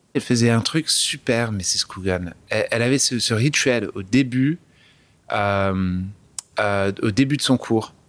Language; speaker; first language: French; early bilingual, other home language; English